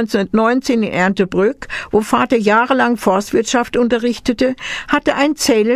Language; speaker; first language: German; native; German